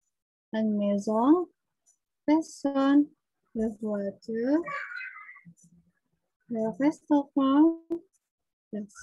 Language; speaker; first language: French; non-native, learner; Indonesian